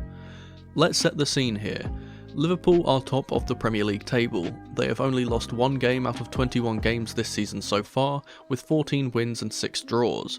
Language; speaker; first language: English; native; English